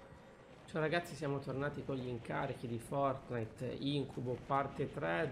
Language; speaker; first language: Italian; native; Italian